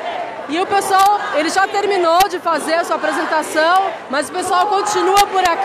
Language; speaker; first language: Portuguese; native; Portuguese